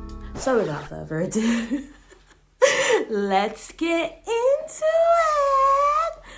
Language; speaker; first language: English; native; English